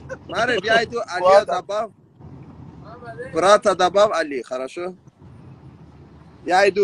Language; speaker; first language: Russian; non-native, learner; Persian